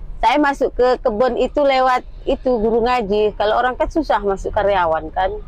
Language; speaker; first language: Indonesian; native; Indonesian